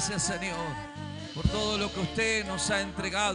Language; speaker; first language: Spanish; native; Spanish